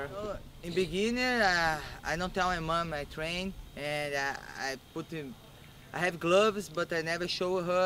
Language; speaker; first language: English; non-native, learner; Portuguese